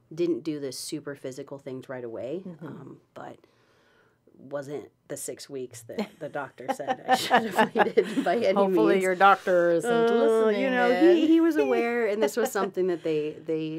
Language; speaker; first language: English; native; English